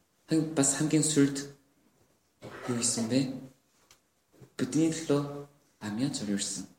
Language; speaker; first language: Mongolian; non-native, learner; Korean